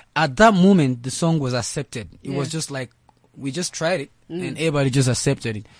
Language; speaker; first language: English; non-native, local second language; Yoruba